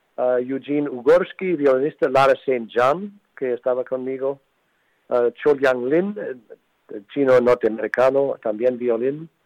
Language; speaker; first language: Spanish; non-native, fluent; English